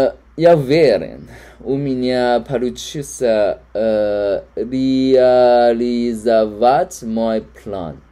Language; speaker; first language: Russian; non-native, learner; Chinese